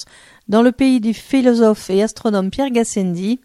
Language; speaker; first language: French; native; French